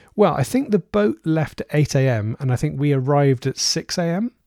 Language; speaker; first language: English; native; English